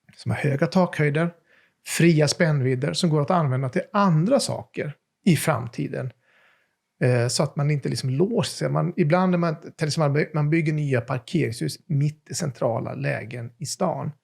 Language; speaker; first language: Swedish; native; Swedish